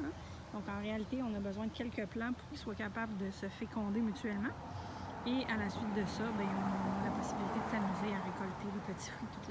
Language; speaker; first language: French; native; French